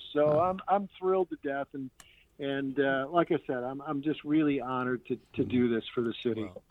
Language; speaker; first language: English; native; English